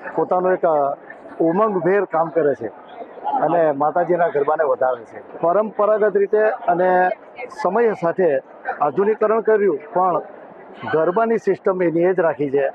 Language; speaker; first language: Gujarati; native; Gujarati